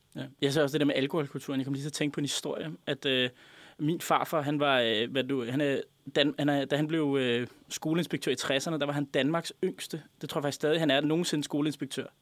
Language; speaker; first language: Danish; native; Danish